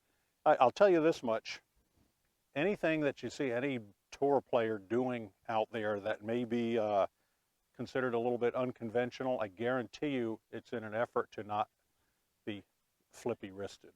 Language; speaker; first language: English; native; English